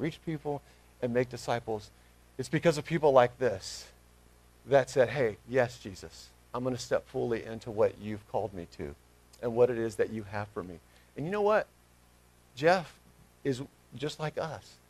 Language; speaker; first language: English; native; English